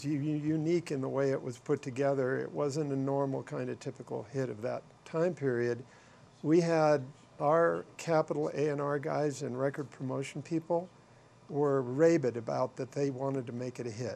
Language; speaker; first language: English; native; English